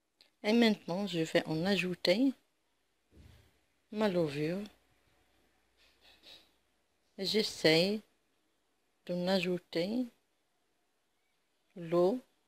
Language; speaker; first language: French; non-native, local second language; Arabic